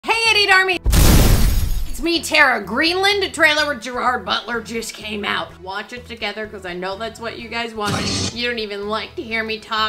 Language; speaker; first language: English; native; English